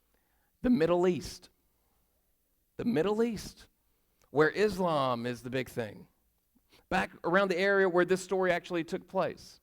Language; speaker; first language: English; native; English